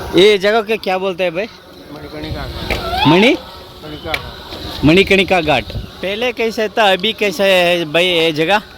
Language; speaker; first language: Hindi; non-native, local second language; Kannada